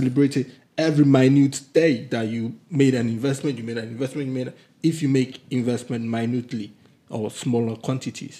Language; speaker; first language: English; non-native, local second language; Akan